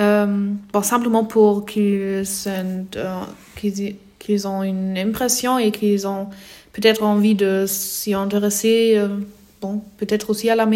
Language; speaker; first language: French; non-native, fluent; German